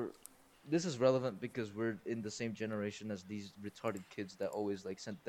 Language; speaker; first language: English; non-native, fluent; Korean